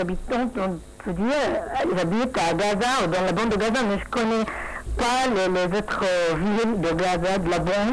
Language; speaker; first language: French; non-native, learner; Arabic